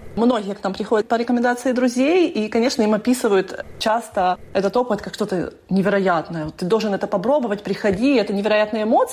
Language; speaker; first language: Russian; native; Russian